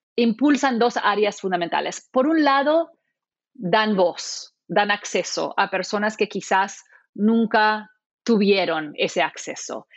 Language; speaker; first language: Spanish; non-native, fluent; English